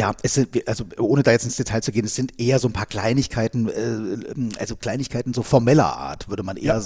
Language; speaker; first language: German; native; German